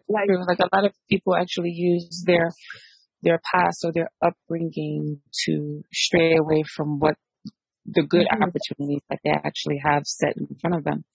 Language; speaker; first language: English; early bilingual, other home language; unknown